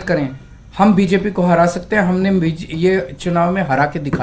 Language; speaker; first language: Hindi; native; Hindi